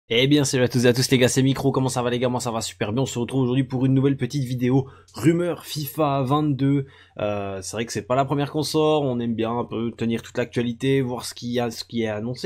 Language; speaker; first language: French; native; French